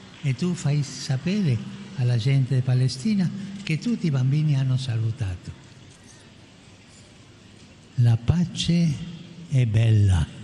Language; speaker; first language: Italian; non-native, fluent; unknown